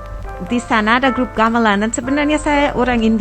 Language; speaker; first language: Indonesian; non-native, fluent; English